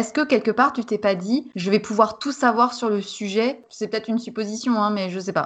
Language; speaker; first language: French; native; French